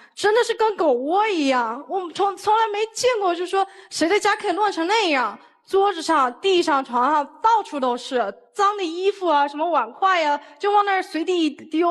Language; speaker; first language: Chinese; native; Chinese